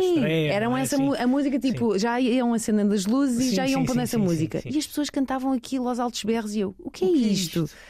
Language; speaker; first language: Portuguese; early bilingual, heritage; Portuguese